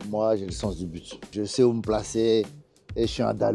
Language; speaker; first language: French; native; French